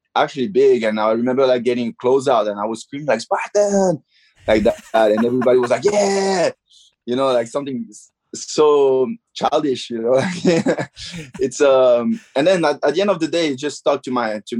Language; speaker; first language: English; non-native, fluent; French